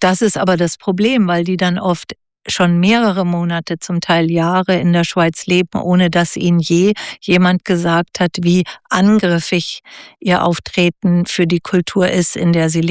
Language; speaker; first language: German; native; German